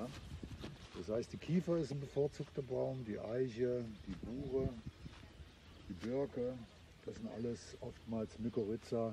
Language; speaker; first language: German; native; German